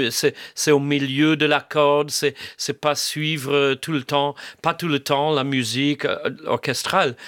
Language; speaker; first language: French; non-native, fluent; English